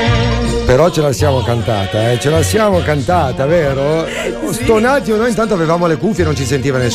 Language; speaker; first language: Italian; native; Italian